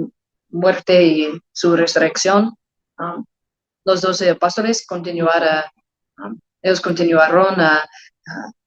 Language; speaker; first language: Spanish; non-native, learner; English